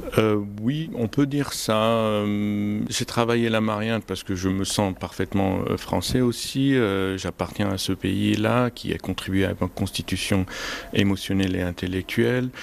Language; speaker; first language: French; non-native, fluent; Arabic